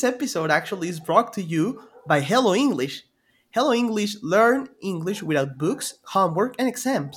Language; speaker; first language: English; non-native, fluent; Spanish